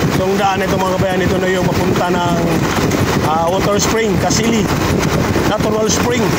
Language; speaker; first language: Filipino; non-native, local second language; Cebuano